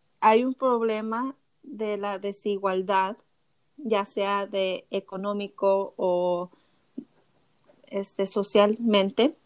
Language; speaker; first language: Spanish; early bilingual, heritage; Spanish